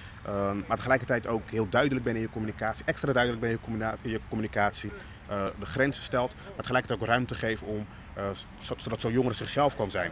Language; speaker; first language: Dutch; native; Dutch